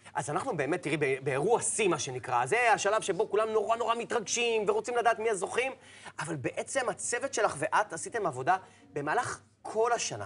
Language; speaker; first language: Hebrew; native; Hebrew